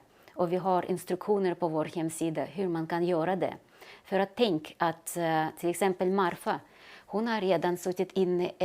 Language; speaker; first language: Swedish; non-native, fluent; Russian